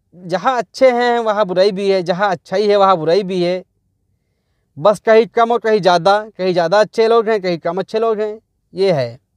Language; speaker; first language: Hindi; native; Hindi